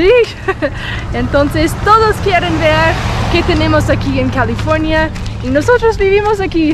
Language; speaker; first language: Spanish; non-native, learner; English